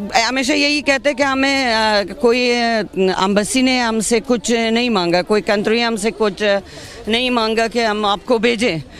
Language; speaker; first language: Hindi; non-native, fluent; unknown